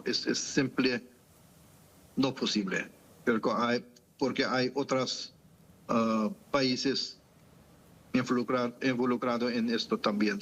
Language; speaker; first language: Spanish; non-native, fluent; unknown